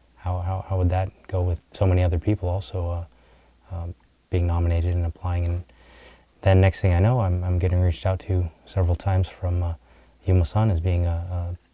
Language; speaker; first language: English; native; English